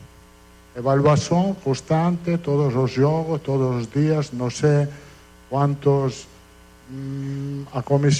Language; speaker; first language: Spanish; non-native, fluent; Italian